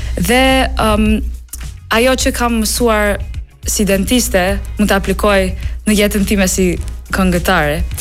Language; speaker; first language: Albanian; non-native, learner; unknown